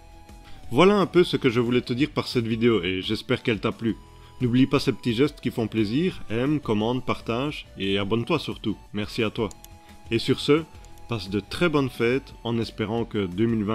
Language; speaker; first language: French; native; French